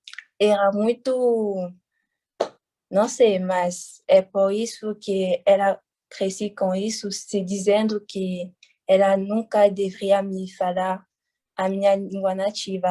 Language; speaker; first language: Portuguese; non-native, fluent; French